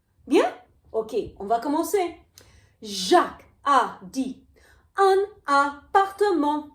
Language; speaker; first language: French; non-native, fluent; English